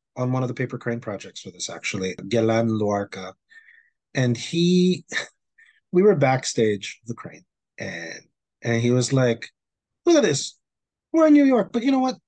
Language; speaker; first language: English; non-native, local second language; Filipino